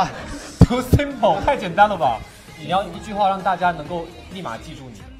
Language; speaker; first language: Chinese; native; Chinese